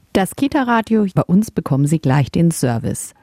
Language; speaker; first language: German; native; German